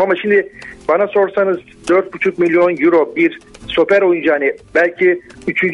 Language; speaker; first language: Turkish; native; Turkish